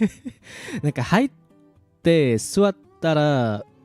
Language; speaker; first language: Japanese; non-native, fluent; Indonesian